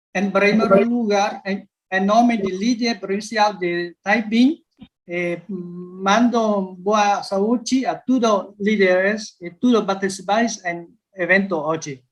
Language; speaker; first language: Spanish; non-native, learner; Vietnamese